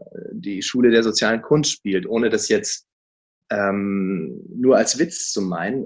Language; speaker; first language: German; native; German